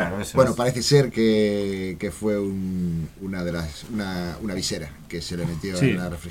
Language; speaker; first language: Spanish; native; Spanish